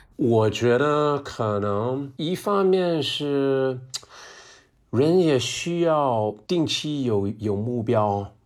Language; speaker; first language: Chinese; non-native, fluent; English